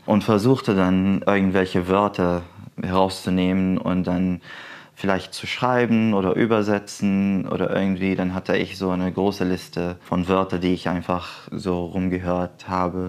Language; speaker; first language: German; non-native, fluent; Arabic